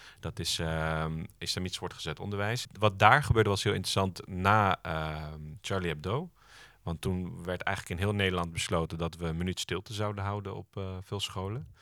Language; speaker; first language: Dutch; early bilingual, other home language; Turkish